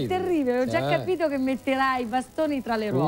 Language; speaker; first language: Italian; native; Italian